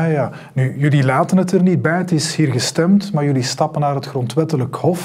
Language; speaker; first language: Dutch; native; Dutch